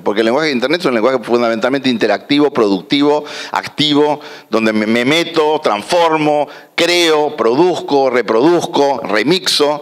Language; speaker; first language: Spanish; native; Spanish